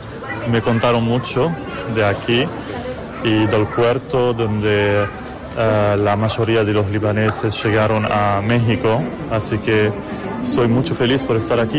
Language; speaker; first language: Spanish; non-native, learner; Arabic